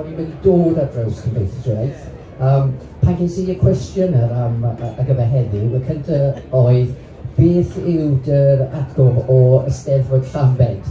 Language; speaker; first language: Welsh; non-native, local second language; English